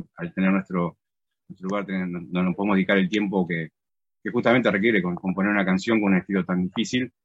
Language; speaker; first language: Spanish; native; Spanish